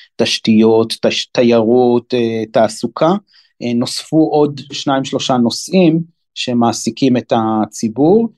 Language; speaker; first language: Hebrew; native; Hebrew